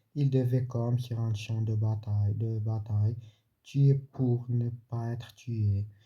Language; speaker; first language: French; non-native, local second language; Arabic